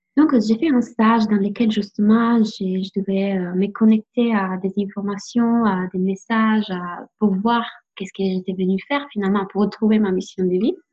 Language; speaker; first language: French; non-native, fluent; Italian